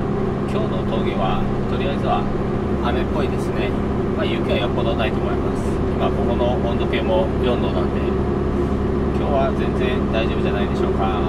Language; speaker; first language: Japanese; native; Japanese